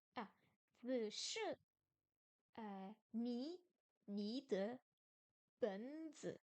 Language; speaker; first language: Chinese; non-native, learner; French